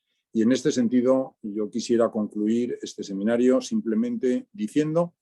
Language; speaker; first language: Spanish; native; Spanish